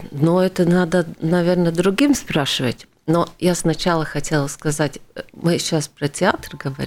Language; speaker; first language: Russian; non-native, local second language; Latvian